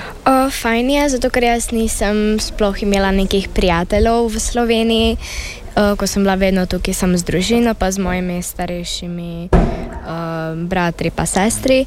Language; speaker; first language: Slovenian; early bilingual, heritage; Slovenian